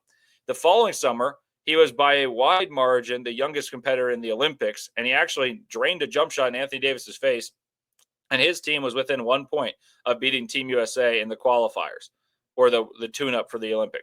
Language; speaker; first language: English; native; English